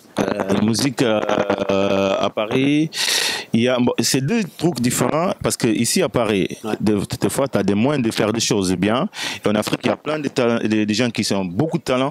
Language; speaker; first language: French; non-native, fluent; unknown